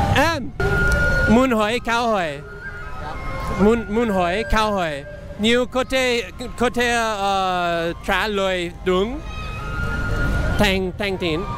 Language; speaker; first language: Vietnamese; non-native, learner; English